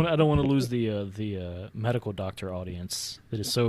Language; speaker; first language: English; native; English